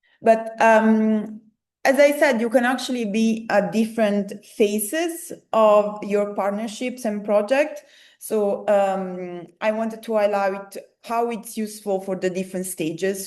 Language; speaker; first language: English; non-native, fluent; Italian